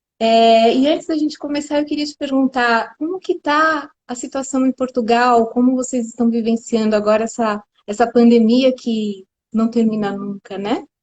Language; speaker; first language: Portuguese; native; Portuguese